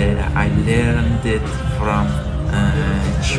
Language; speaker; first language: English; non-native, learner; Persian